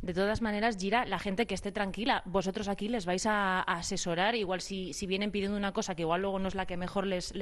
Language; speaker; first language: Spanish; native; Spanish